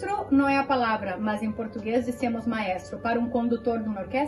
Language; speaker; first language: Spanish; non-native, fluent; Portuguese